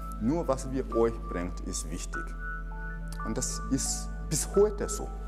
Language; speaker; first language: German; non-native, fluent; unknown